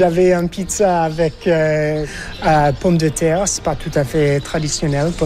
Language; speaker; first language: French; non-native, fluent; English